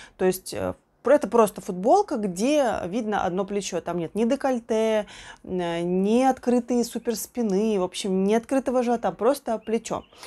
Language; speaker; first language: Russian; native; Russian